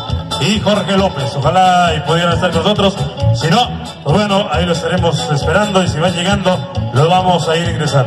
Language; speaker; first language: Spanish; native; Spanish